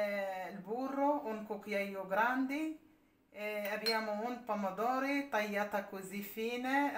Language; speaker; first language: Italian; non-native, learner; Arabic